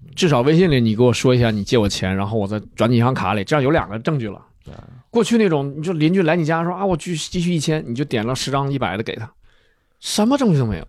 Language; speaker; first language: Chinese; native; Chinese